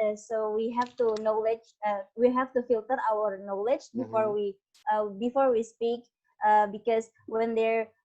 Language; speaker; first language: English; non-native, learner; Indonesian